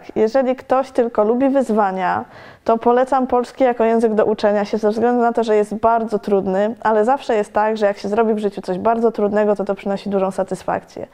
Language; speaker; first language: Polish; native; Polish